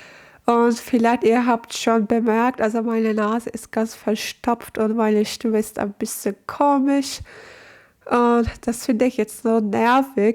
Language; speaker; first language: German; non-native, learner; Turkish